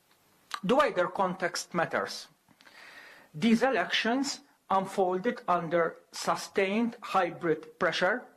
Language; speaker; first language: English; non-native, local second language; Maltese